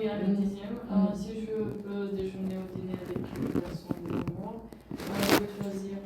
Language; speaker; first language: French; non-native, learner; Bulgarian